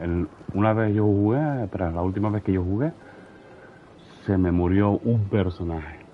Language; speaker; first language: Spanish; non-native, fluent; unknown